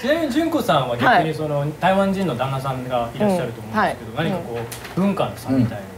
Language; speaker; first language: Japanese; native; Japanese